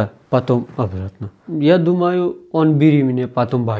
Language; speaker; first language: Russian; non-native, learner; Nepali